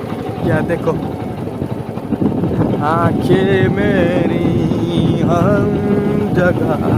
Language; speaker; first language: Hindi; non-native, local second language; Bodo